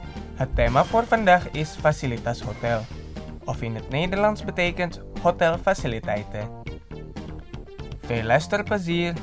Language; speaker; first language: Dutch; non-native, fluent; Indonesian